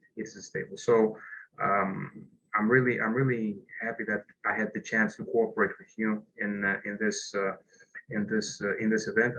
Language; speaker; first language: English; non-native, fluent; Greek